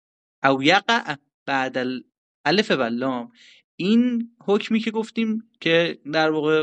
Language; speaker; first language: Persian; native; Persian